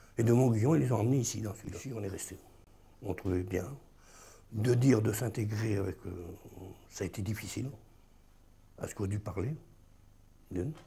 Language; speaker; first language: French; early bilingual, other home language; Spanish